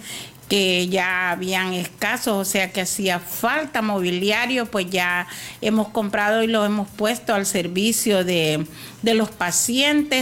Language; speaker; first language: Spanish; native; Spanish